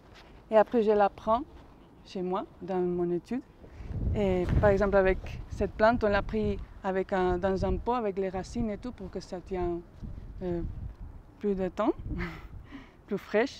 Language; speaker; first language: French; non-native, fluent; Spanish